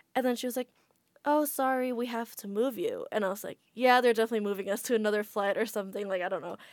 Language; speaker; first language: English; non-native, fluent; Indonesian